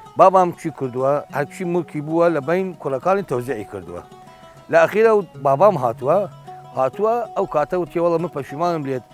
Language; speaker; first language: Central Kurdish; native; Central Kurdish